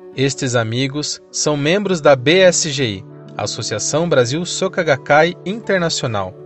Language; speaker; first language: Portuguese; native; Portuguese